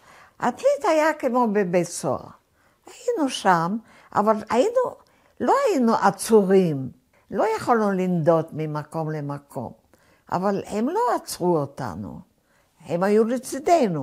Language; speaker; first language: Hebrew; early bilingual, other home language; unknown